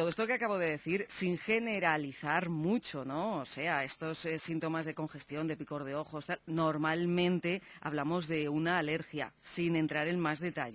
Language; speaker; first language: Spanish; native; Spanish